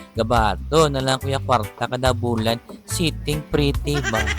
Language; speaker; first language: Filipino; native; Filipino